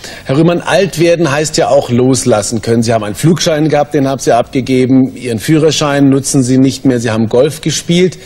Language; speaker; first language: German; native; German